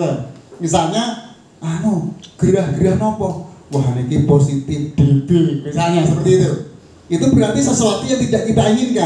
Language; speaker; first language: Indonesian; native; Indonesian